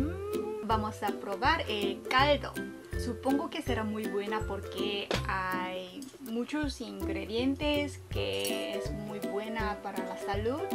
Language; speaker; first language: Spanish; non-native, fluent; Korean